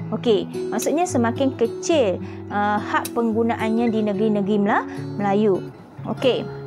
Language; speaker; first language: Malay; native; Malay